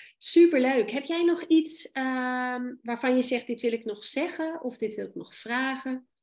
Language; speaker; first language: Dutch; native; Dutch